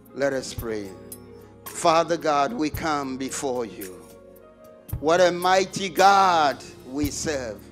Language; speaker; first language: English; non-native, local second language; Akan